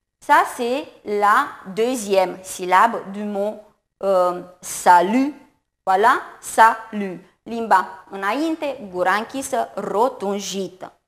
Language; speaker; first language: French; non-native, fluent; Romanian